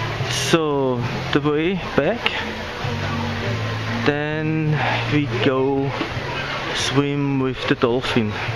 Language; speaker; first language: English; non-native, learner; German